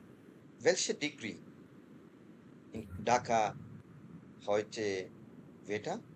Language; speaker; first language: German; non-native, fluent; Bangla